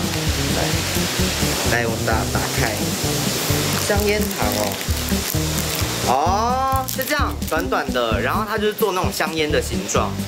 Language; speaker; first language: Chinese; native; Chinese